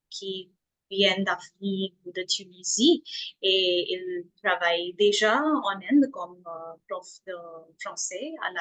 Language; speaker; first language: French; non-native, fluent; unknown